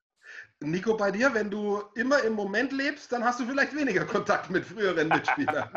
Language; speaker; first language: German; native; German